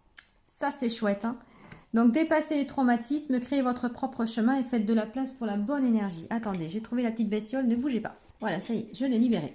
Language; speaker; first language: French; native; French